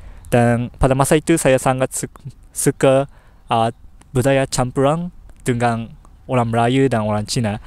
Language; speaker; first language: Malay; non-native, fluent; Japanese